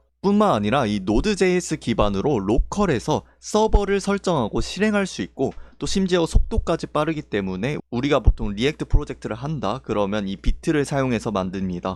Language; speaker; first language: Korean; native; Korean